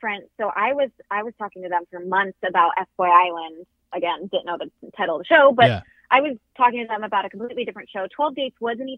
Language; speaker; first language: English; native; English